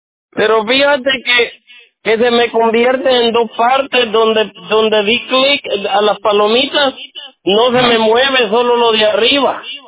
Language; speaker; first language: Spanish; native; Spanish